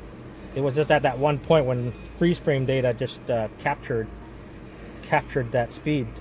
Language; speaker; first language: English; native; English